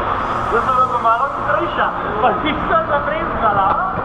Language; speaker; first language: Italian; non-native, learner; Slovenian